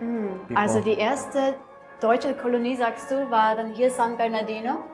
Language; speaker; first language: German; native; German